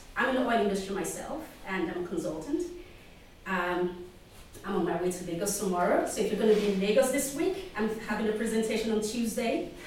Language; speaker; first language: English; non-native, local second language; Yoruba